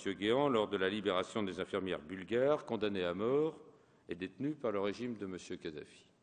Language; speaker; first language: French; native; French